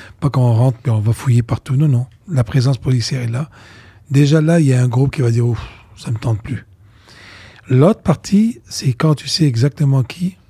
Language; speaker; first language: French; non-native, local second language; Arabic